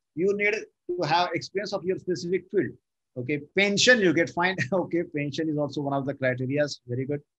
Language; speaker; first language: English; non-native, local second language; Marathi